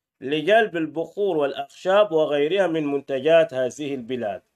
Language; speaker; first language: Arabic; native; Arabic